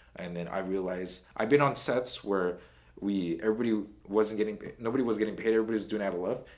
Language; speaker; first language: English; native; English